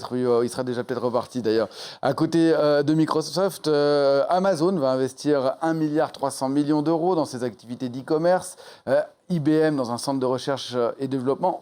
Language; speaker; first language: French; native; French